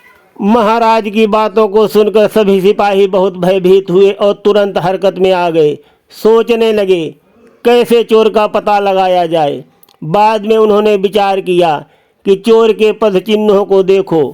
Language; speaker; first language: Hindi; native; Hindi